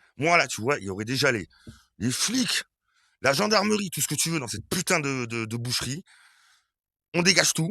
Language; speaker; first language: French; native; French